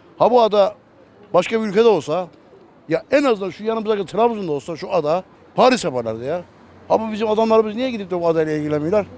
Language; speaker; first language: Turkish; native; Turkish